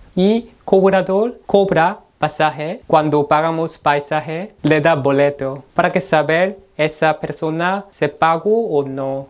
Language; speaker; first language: Spanish; non-native, learner; Korean